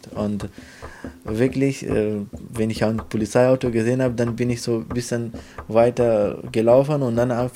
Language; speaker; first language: German; non-native, fluent; Persian